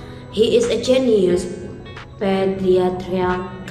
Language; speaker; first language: English; non-native, learner; Indonesian